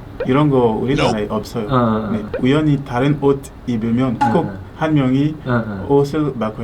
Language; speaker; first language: Korean; non-native, learner; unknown